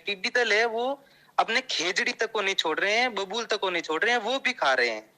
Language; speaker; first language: Hindi; native; Hindi